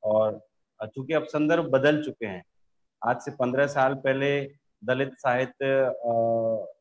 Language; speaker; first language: Hindi; native; Hindi